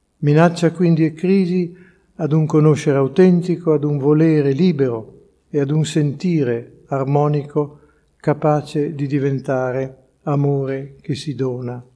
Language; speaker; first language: Italian; native; Italian